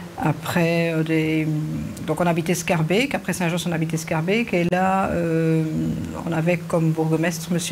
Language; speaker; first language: French; early bilingual, other home language; Arabic